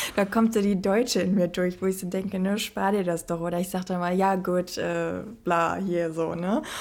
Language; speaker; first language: German; native; German